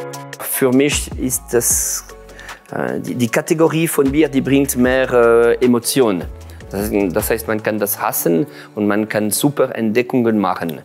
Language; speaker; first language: German; non-native, local second language; French